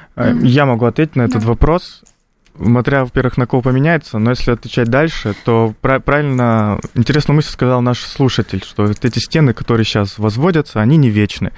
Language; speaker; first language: Russian; native; Russian